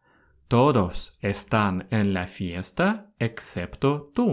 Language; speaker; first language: Spanish; non-native, fluent; Russian